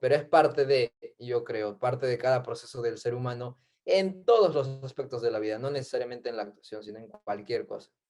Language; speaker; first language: Spanish; non-native, local second language; Quechua